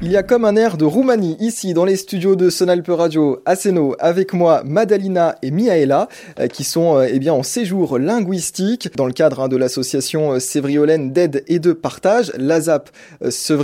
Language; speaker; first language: French; native; French